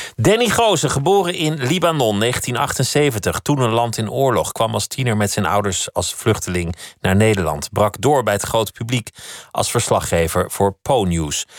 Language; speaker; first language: Dutch; native; Dutch